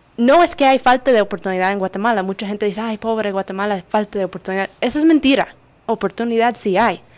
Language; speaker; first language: Spanish; non-native, fluent; English